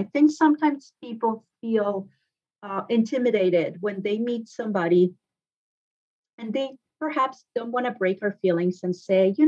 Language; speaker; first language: English; non-native, fluent; Spanish